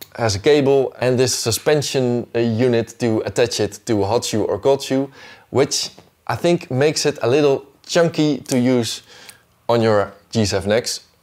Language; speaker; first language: English; non-native, fluent; Dutch